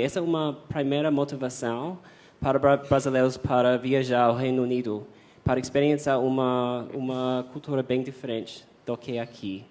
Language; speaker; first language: Portuguese; non-native, fluent; English